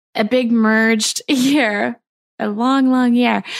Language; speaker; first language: English; native; English